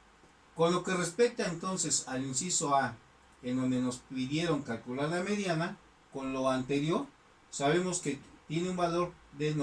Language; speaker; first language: Spanish; native; Spanish